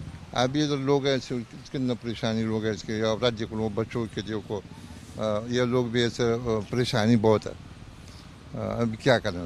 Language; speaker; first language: Hindi; non-native, learner; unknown